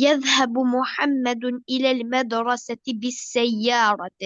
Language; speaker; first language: Arabic; non-native, learner; Albanian